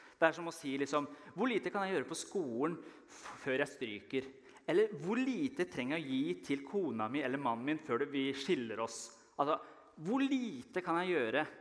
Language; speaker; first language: Norwegian; early bilingual, other home language; Persian